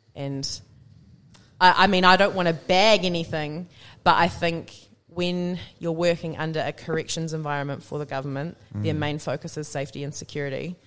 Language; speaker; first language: English; native; English